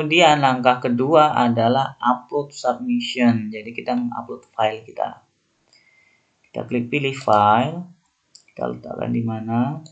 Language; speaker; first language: Indonesian; native; Indonesian